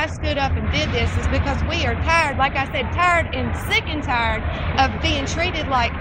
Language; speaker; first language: English; native; English